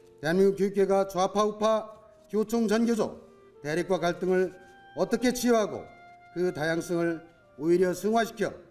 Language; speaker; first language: Korean; native; Korean